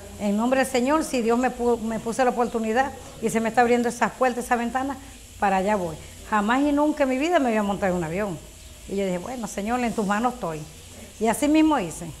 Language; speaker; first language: Spanish; native; Spanish